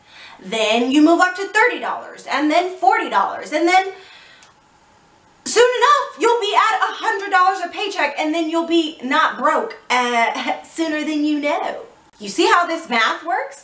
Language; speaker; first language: English; native; English